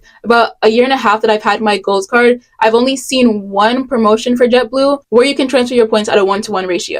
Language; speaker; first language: English; native; English